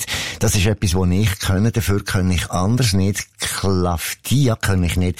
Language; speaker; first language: German; native; German